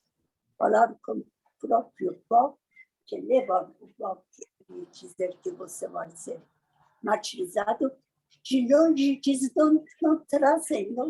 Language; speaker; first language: Portuguese; non-native, learner; Persian